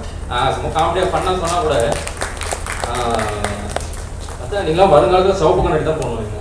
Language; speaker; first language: Tamil; native; Tamil